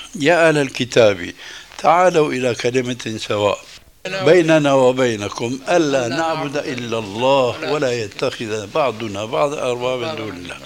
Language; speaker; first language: Arabic; early bilingual, other home language; Albanian